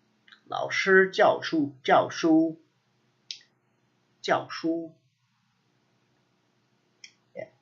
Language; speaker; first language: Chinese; non-native, fluent; English